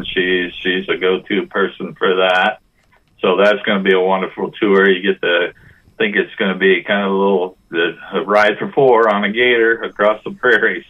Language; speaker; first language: English; native; English